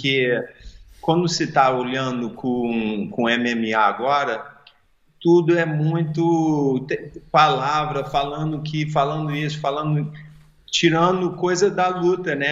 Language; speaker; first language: Portuguese; early bilingual, heritage; English